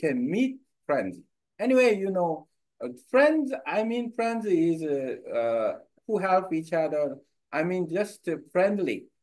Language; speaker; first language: English; non-native, learner; Korean